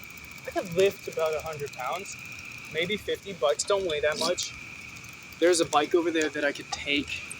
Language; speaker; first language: English; native; English